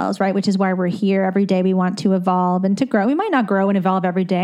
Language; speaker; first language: English; native; English